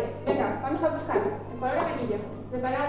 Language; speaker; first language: Spanish; native; Spanish